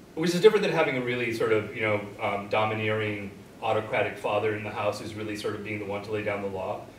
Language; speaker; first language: English; native; English